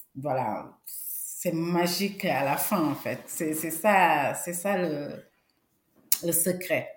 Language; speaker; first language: French; non-native, local second language; Wolof